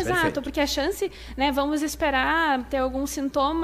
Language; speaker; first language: Portuguese; native; Portuguese